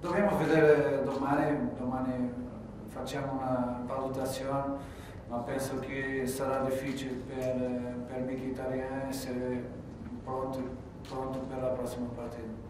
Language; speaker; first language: Italian; non-native, fluent; Portuguese